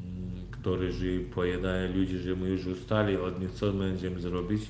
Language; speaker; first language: Polish; non-native, learner; Turkmen